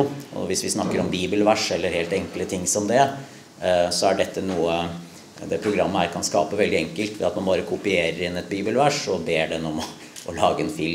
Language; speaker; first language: Norwegian; native; Norwegian